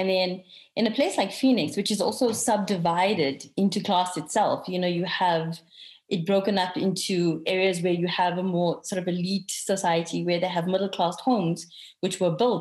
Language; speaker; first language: English; native; English